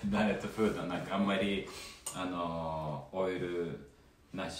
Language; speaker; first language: Japanese; non-native, fluent; Lithuanian